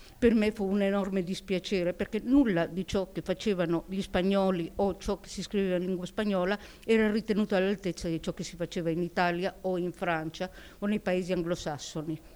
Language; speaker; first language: Italian; early bilingual, heritage; Italian